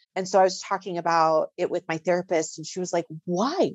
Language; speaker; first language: English; native; English